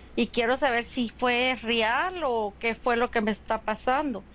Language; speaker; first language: Spanish; native; Spanish